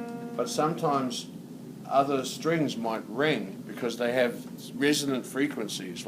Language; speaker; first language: English; native; English